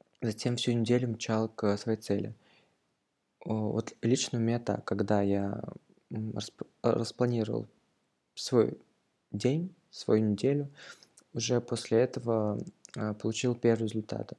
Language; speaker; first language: Russian; native; Russian